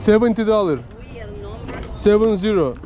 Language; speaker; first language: English; non-native, learner; Turkish